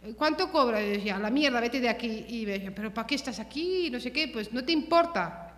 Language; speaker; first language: Spanish; early bilingual, other home language; Romanian